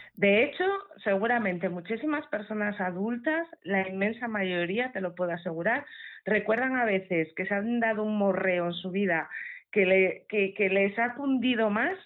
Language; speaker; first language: Spanish; native; Spanish